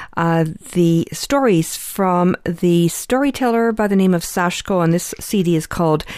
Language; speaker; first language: English; early bilingual, other home language; Ukrainian